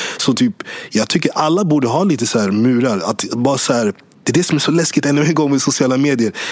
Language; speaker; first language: Swedish; early bilingual, other home language; English